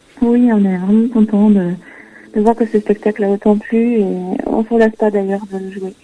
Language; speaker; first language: French; native; French